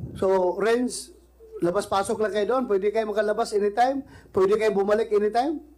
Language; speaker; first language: Filipino; non-native, local second language; Cebuano